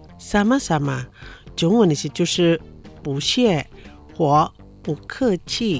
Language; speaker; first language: Chinese; non-native, fluent; Indonesian